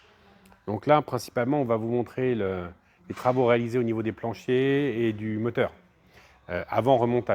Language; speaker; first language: French; native; French